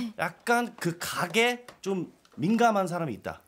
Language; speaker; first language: Korean; native; Korean